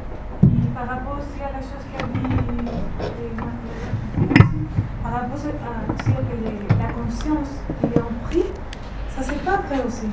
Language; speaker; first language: French; non-native, fluent; Spanish